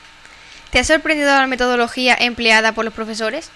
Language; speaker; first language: Spanish; native; Spanish